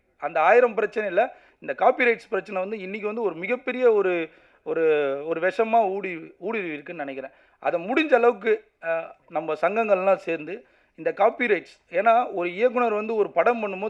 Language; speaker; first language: Tamil; native; Tamil